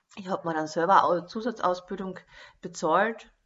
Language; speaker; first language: German; native; German